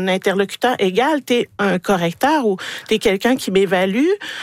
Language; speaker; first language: French; native; French